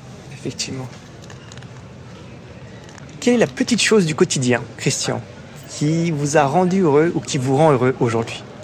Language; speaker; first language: French; native; French